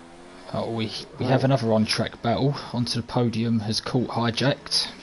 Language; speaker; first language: English; native; English